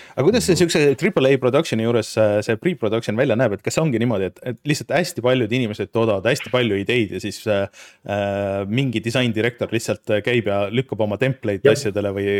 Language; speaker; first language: Estonian; native; Estonian